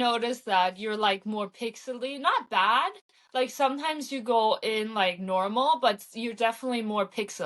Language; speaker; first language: English; early bilingual, heritage; English